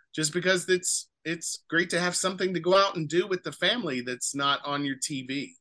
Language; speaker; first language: English; native; English